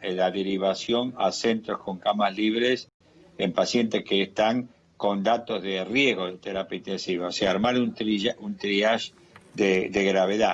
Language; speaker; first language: Spanish; native; Spanish